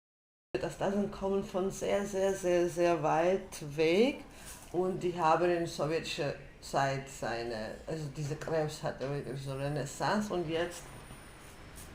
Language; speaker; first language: German; non-native, fluent; Georgian